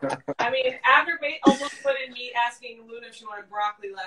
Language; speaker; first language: English; native; English